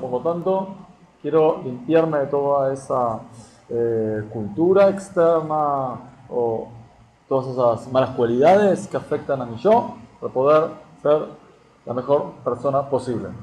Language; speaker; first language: Spanish; native; Spanish